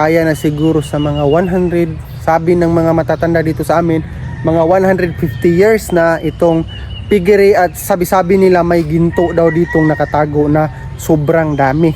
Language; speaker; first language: Filipino; non-native, local second language; Cebuano